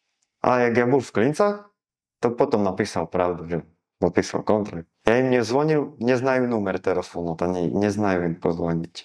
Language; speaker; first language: Russian; non-native, learner; Slovak